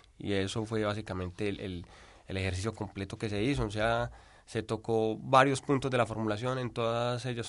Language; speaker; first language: Spanish; native; Spanish